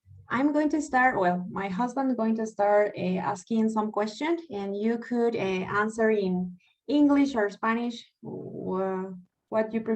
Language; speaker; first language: English; non-native, learner; Spanish